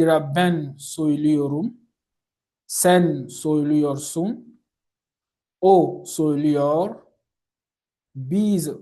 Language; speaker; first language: Turkish; non-native, learner; French